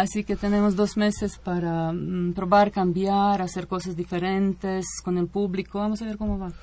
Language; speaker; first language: Spanish; non-native, fluent; Croatian